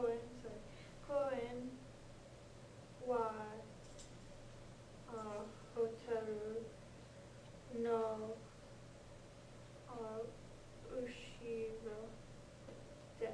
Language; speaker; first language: Japanese; non-native, learner; English